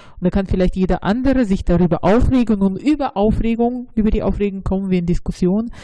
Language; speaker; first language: German; early bilingual, other home language; Russian